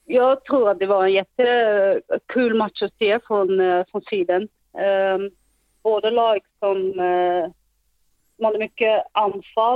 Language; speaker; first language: Swedish; non-native, fluent; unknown